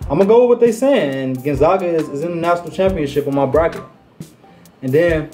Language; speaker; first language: English; native; English